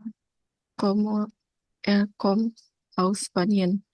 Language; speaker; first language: German; non-native, learner; Indonesian